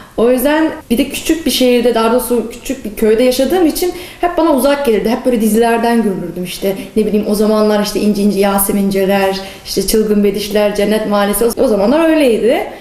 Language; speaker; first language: Turkish; early bilingual, heritage; Turkish